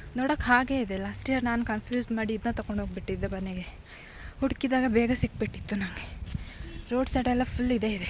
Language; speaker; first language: Kannada; non-native, local second language; Tulu